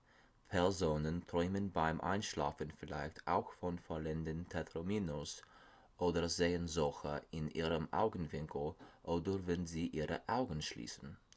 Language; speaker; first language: German; non-native, learner; English